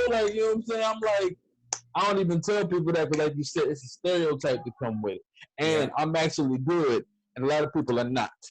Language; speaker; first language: English; native; English